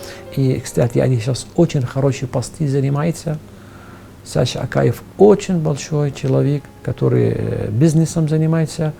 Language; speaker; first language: Russian; non-native, fluent; Arabic